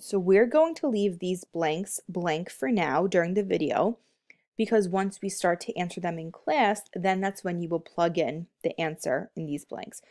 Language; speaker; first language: English; native; English